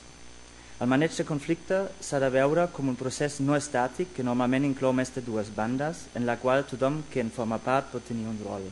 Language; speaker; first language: Catalan; non-native, fluent; German